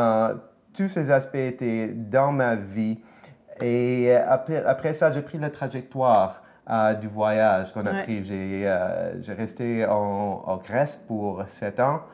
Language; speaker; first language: French; non-native, fluent; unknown